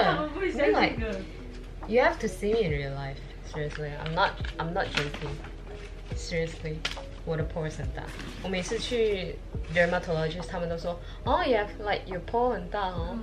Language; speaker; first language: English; non-native, fluent; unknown